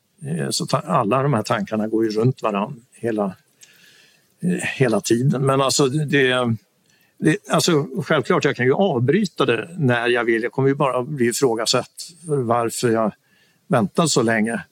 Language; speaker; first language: Swedish; native; Swedish